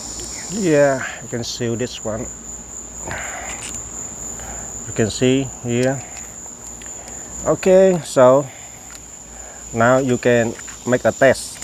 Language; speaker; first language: English; non-native, local second language; Vietnamese